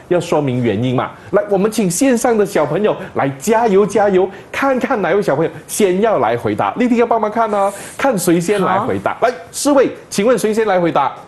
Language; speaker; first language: Chinese; native; Chinese